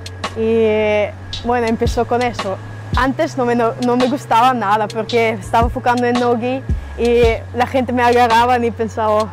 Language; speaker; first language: Spanish; non-native, learner; German